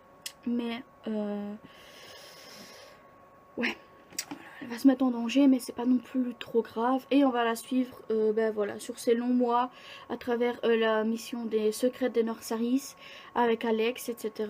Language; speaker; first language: French; native; French